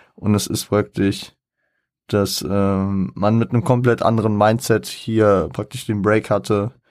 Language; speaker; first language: German; native; German